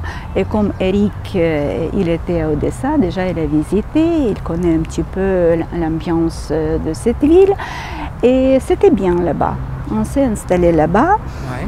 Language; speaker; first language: French; non-native, fluent; Ukrainian